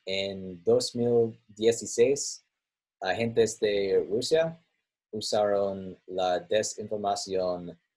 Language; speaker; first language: Spanish; non-native, learner; English